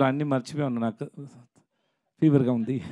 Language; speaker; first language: Telugu; non-native, learner; Tamil